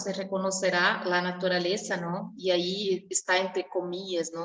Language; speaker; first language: Spanish; non-native, fluent; Portuguese